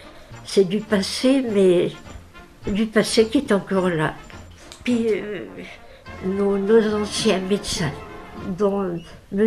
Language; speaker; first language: French; native; French